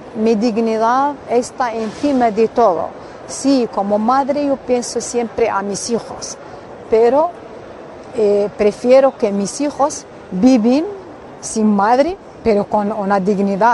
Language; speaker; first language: Spanish; non-native, fluent; Arabic